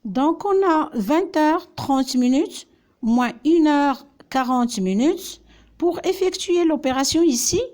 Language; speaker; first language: French; non-native, local second language; Arabic